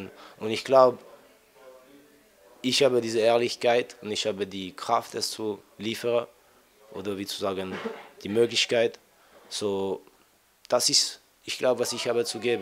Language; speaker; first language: German; non-native, fluent; French